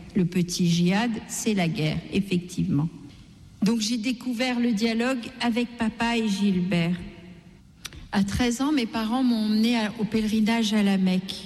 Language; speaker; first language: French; non-native, local second language; Gujarati